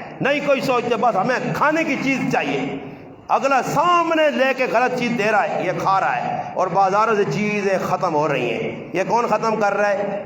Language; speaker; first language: Urdu; non-native, local second language; Punjabi